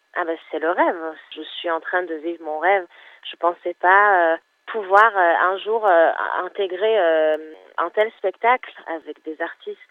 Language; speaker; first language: French; non-native, fluent; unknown